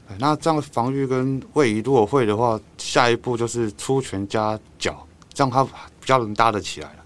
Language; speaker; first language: Chinese; native; Chinese